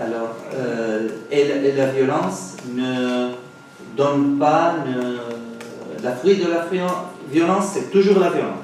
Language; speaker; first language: French; non-native, fluent; Arabic